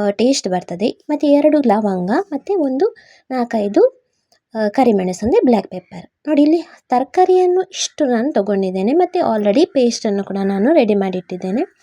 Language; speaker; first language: Kannada; native; Kannada